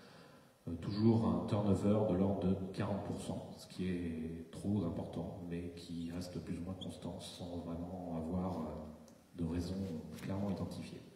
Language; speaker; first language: French; native; French